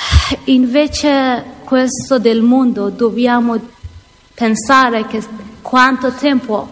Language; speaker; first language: Italian; non-native, learner; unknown